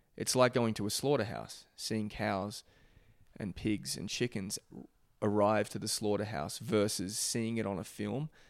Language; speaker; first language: English; native; English